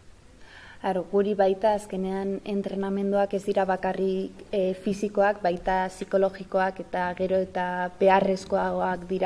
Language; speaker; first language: Basque; non-native, local second language; Spanish